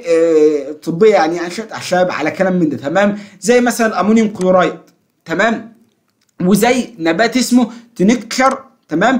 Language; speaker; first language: Arabic; native; Arabic